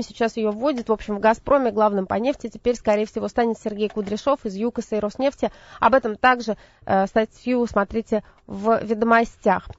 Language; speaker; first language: Russian; native; Russian